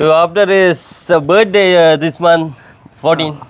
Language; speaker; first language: English; non-native, local second language; Tamil